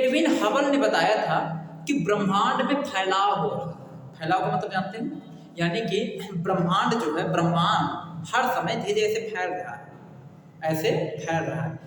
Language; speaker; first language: Hindi; native; Hindi